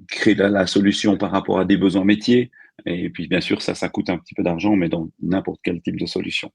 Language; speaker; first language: French; native; French